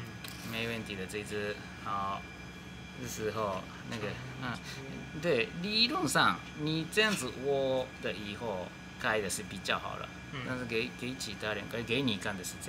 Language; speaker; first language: Chinese; non-native, learner; Japanese